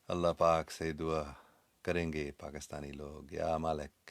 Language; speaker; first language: Urdu; non-native, fluent; English